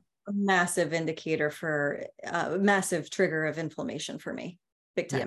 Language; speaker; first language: English; native; English